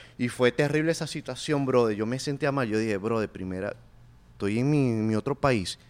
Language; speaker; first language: Spanish; native; Spanish